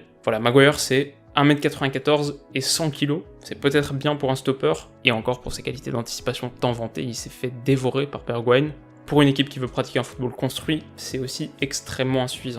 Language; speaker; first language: French; native; French